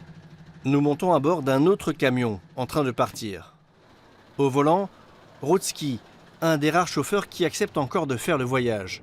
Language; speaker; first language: French; native; French